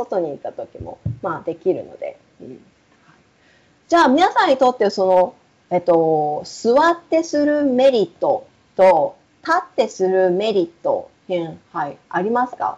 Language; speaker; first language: Japanese; native; Japanese